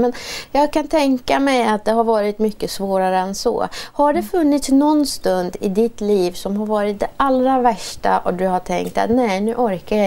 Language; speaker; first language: Swedish; native; Swedish